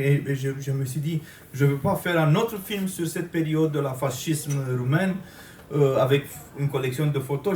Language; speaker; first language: French; non-native, fluent; Romanian